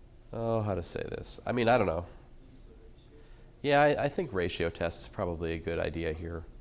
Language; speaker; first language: English; native; English